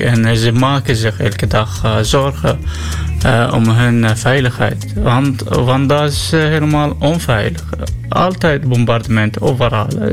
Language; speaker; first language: Dutch; non-native, learner; Arabic